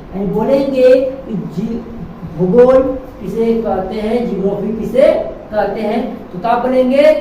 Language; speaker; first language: Hindi; native; Hindi